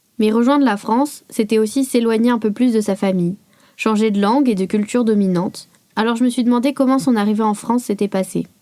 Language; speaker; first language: French; native; French